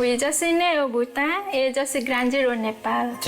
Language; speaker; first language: French; non-native, learner; Nepali